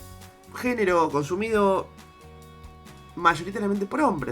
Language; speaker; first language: Spanish; native; Spanish